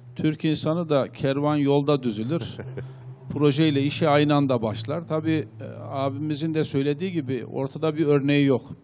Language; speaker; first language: Turkish; native; Turkish